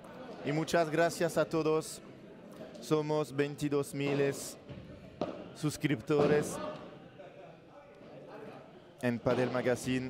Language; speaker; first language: Spanish; non-native, learner; French